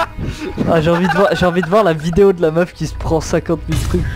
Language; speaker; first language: French; native; French